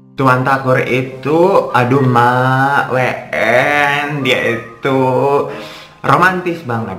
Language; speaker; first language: Indonesian; native; Indonesian